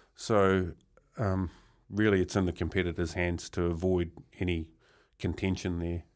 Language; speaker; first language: English; native; English